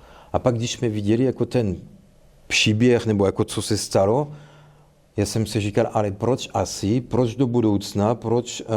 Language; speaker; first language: Czech; non-native, fluent; French